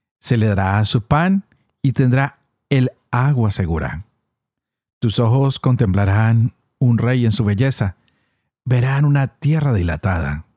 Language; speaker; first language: Spanish; native; Spanish